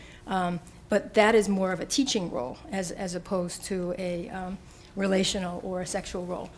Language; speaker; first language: English; native; English